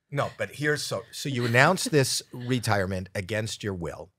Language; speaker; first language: English; native; English